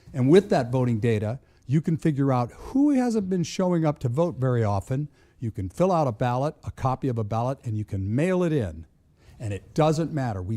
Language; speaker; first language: English; native; English